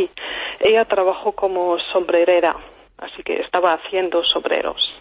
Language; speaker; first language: Spanish; non-native, fluent; German